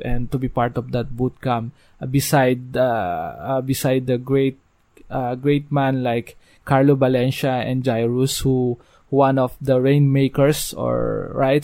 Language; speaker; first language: English; non-native, local second language; Filipino